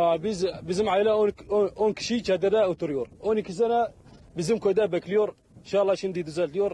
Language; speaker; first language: Turkish; non-native, learner; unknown